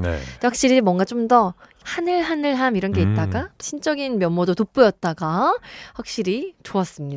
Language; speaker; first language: Korean; native; Korean